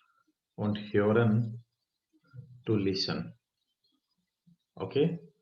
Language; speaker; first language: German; non-native, fluent; Hindi